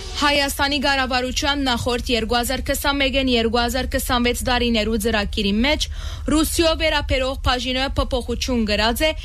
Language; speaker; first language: Armenian; early bilingual, heritage; Armenian